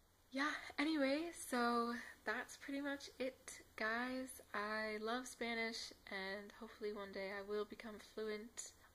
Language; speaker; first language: English; native; English